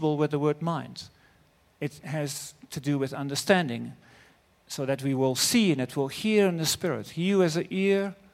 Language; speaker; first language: English; non-native, fluent; Dutch